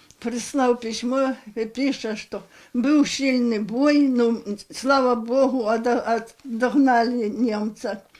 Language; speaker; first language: Belarusian; native; Belarusian